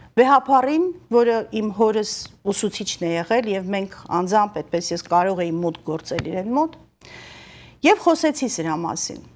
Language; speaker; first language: Armenian; native; Armenian